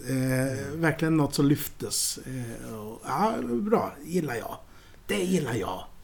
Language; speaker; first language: Swedish; native; Swedish